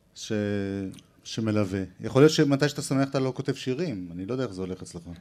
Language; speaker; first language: Hebrew; native; Hebrew